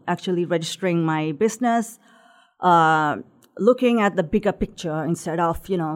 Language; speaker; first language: English; non-native, local second language; Sinhala